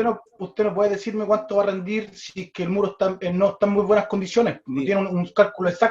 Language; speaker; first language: Spanish; native; Spanish